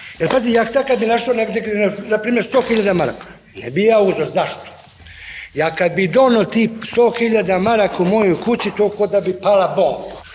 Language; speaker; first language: Serbian; native; Serbian